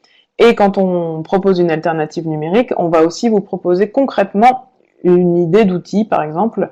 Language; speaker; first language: French; native; French